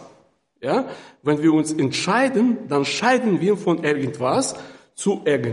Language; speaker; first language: German; non-native, fluent; Russian